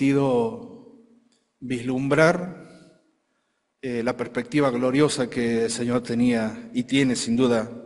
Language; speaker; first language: Spanish; native; Spanish